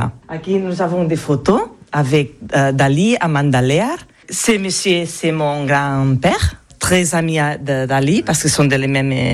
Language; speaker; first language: French; non-native, learner; Catalan